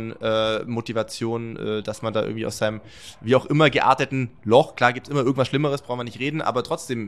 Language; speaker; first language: German; native; German